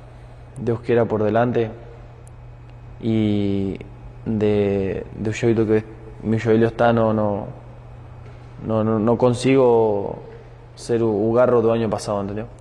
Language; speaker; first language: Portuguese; non-native, fluent; Spanish